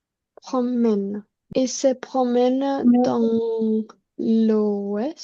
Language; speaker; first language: French; non-native, learner; Spanish